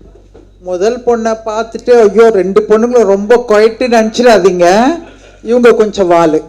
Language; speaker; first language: Tamil; native; Tamil